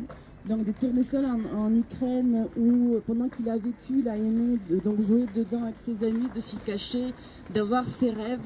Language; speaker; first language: French; non-native, fluent; Ukrainian